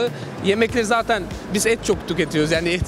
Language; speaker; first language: Turkish; non-native, fluent; Albanian